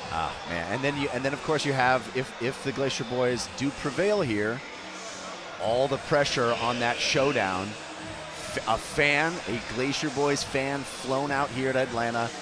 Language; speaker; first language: English; native; English